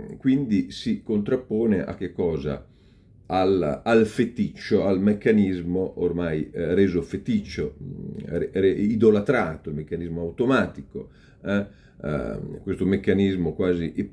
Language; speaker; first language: Italian; native; Italian